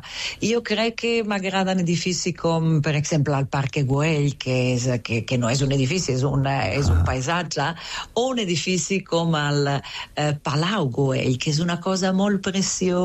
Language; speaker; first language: Catalan; non-native, fluent; Italian